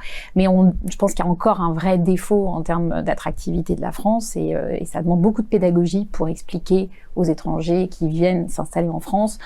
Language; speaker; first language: French; native; French